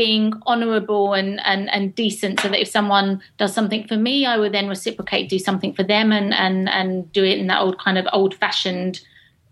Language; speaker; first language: English; native; English